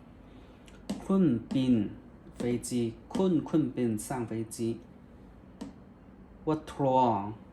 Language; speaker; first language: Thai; non-native, learner; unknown